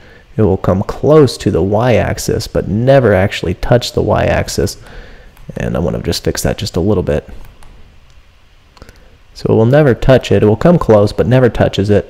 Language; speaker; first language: English; native; English